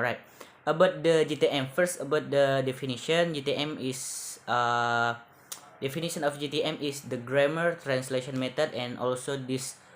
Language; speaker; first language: English; non-native, learner; Indonesian